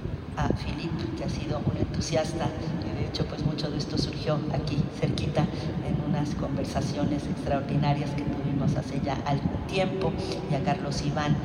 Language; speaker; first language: Spanish; native; Spanish